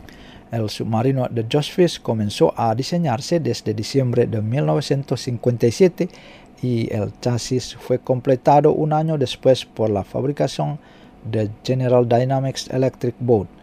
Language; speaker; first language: Spanish; non-native, fluent; Indonesian